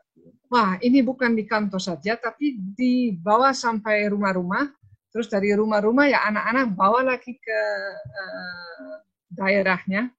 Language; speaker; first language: Indonesian; non-native, fluent; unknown